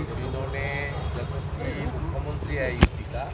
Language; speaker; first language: Hindi; non-native, local second language; Bangla